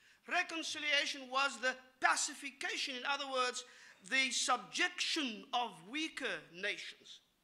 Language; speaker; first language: English; non-native, local second language; Afrikaans